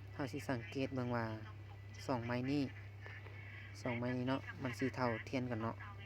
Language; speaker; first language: Thai; native; Thai